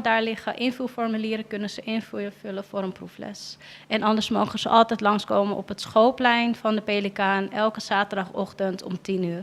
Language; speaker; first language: Dutch; native; Dutch